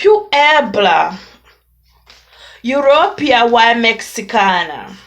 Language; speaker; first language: Spanish; non-native, learner; English